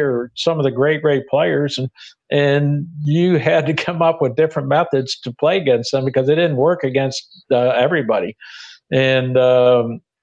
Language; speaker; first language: English; native; English